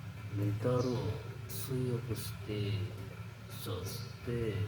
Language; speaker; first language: Japanese; non-native, learner; Indonesian